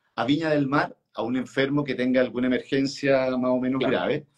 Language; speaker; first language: Spanish; native; Spanish